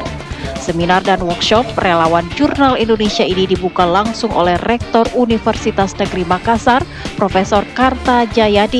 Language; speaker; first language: Indonesian; native; Indonesian